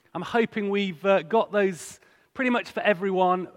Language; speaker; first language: English; native; English